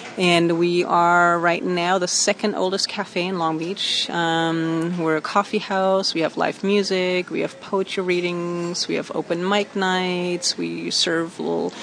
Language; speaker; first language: English; non-native, fluent; German